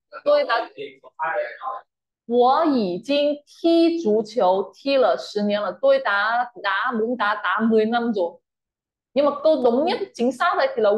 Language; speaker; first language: Chinese; non-native, fluent; Vietnamese